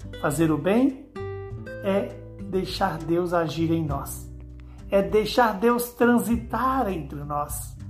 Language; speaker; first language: Portuguese; native; Portuguese